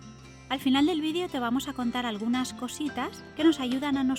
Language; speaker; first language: Spanish; native; Spanish